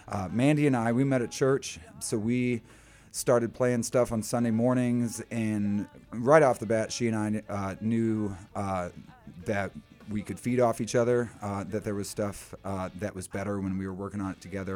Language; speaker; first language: English; native; English